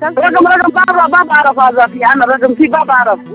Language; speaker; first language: Arabic; non-native, learner; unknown